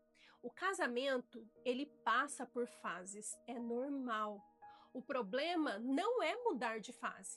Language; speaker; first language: Portuguese; native; Portuguese